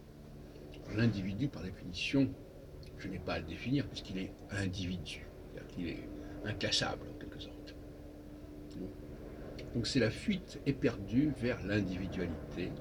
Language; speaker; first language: French; native; French